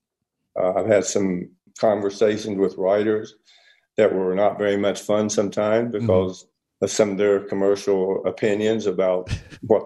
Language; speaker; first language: English; native; English